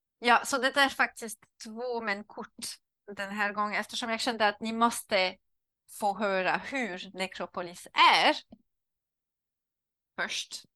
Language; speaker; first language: Swedish; non-native, learner; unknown